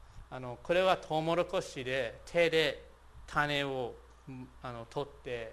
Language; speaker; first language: Japanese; non-native, fluent; English